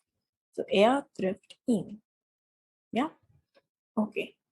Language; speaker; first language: German; non-native, fluent; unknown